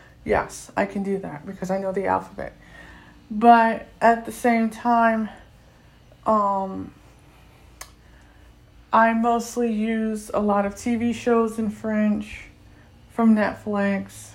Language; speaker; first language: English; native; English